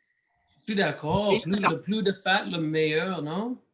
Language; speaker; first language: French; non-native, learner; English